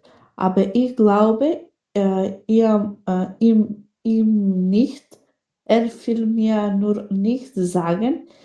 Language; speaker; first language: German; non-native, learner; Macedonian